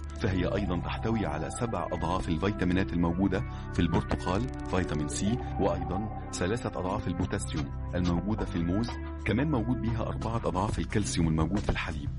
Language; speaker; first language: Arabic; native; Arabic